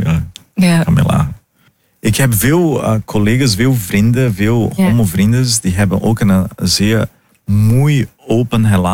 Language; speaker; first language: Dutch; non-native, fluent; Portuguese